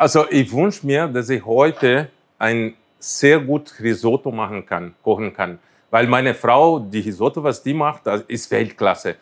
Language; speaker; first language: German; non-native, fluent; Portuguese